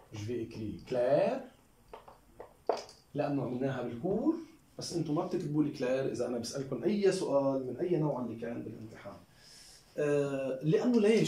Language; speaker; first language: French; non-native, local second language; Arabic